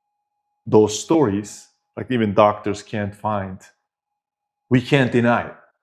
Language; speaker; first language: English; non-native, fluent; Turkish